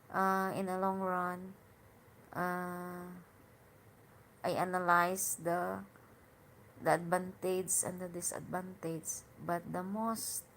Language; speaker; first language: English; non-native, learner; Hiligaynon